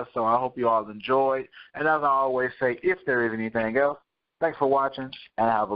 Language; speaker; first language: English; native; English